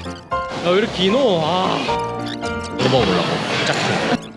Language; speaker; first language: Korean; native; Korean